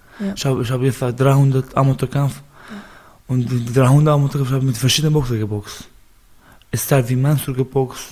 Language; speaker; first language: German; non-native, learner; Baluchi